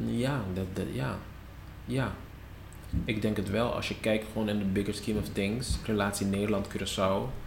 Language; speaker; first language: Dutch; non-native, local second language; Papiamento